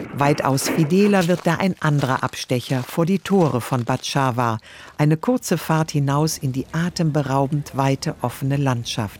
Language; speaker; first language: German; native; German